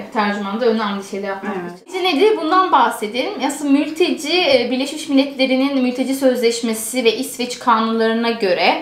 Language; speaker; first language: Turkish; native; Turkish